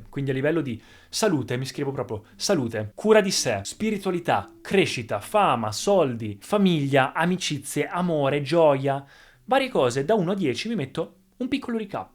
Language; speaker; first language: Italian; native; Italian